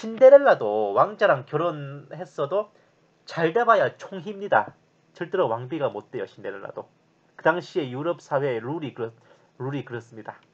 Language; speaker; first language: Korean; native; Korean